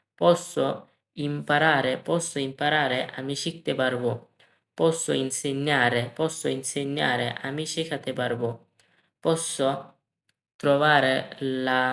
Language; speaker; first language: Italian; non-native, learner; Bangla